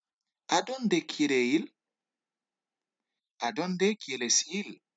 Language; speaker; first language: Spanish; non-native, learner; Haitian Creole